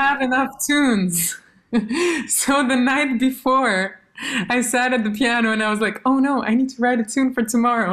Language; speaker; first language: English; non-native, fluent; Albanian